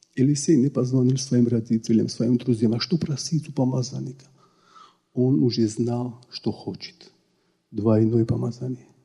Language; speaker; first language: Russian; non-native, local second language; Georgian